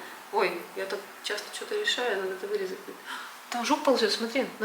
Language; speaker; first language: Russian; native; Russian